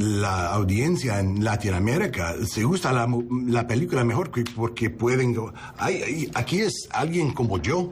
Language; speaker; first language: Spanish; non-native, learner; English